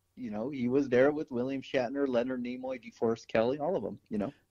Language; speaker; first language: English; native; English